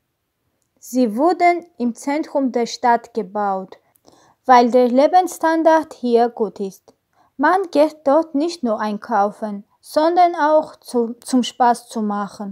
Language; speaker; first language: German; non-native, learner; Armenian